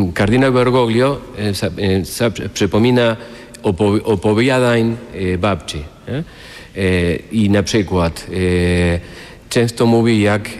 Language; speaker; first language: Polish; non-native, fluent; Spanish